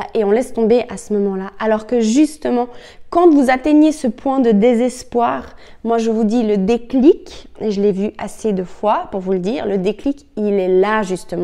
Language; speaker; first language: French; native; French